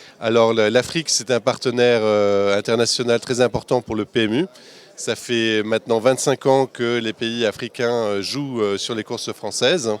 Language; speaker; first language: French; native; French